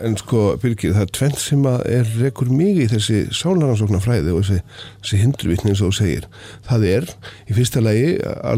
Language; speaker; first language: Icelandic; native; Icelandic